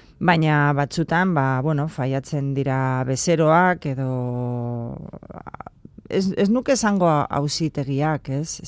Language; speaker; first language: Basque; non-native, local second language; Spanish